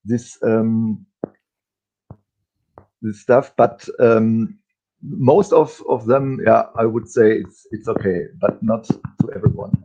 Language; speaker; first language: English; non-native, fluent; German